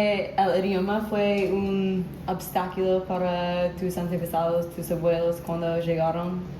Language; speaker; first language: Spanish; non-native, learner; English